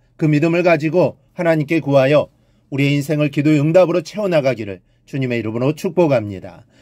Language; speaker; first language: Korean; native; Korean